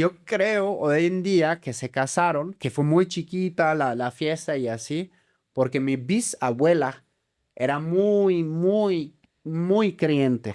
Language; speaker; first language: Spanish; native; Spanish